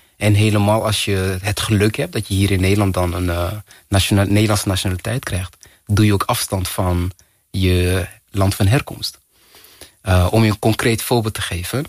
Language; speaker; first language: Dutch; early bilingual, other home language; Kinyarwanda